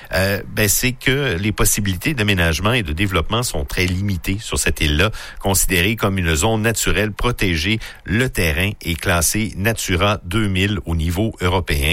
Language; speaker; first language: French; native; French